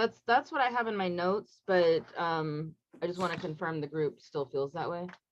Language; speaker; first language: English; native; English